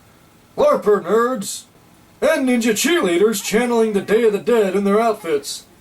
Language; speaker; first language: English; native; English